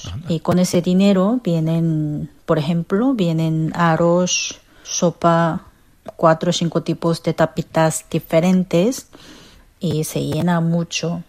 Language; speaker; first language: Spanish; non-native, fluent; Korean